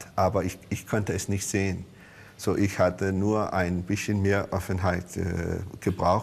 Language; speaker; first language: German; non-native, learner; Danish